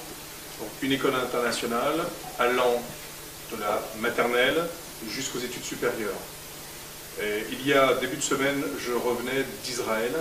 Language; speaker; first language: French; native; French